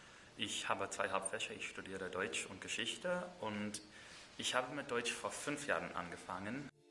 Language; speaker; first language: German; non-native, fluent; English